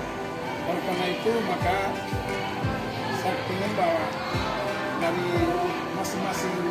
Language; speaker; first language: Indonesian; native; Indonesian